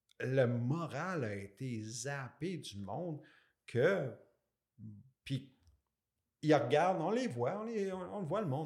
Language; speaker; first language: French; native; French